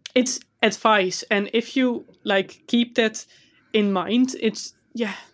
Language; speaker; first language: English; non-native, fluent; Dutch